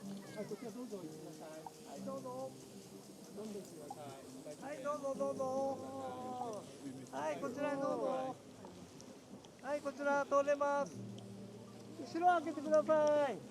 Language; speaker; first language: Japanese; native; Japanese